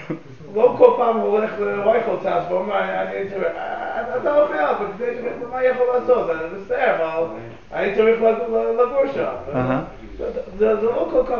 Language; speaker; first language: Hebrew; non-native, learner; English